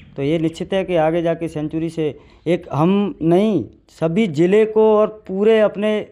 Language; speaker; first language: Hindi; native; Hindi